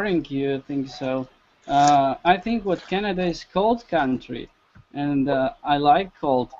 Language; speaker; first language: English; non-native, learner; Russian